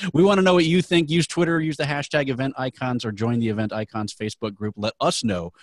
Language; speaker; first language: English; native; English